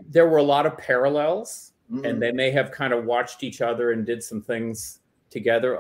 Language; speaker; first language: English; native; English